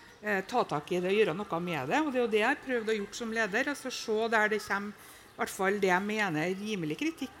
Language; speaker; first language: Norwegian; native; Norwegian